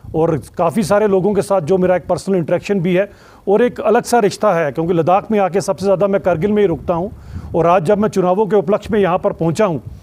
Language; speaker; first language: Hindi; native; Hindi